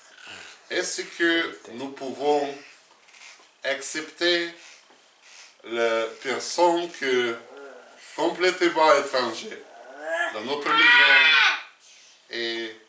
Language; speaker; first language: French; non-native, learner; Russian